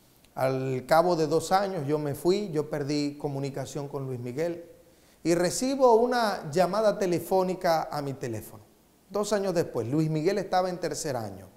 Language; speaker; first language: Spanish; native; Spanish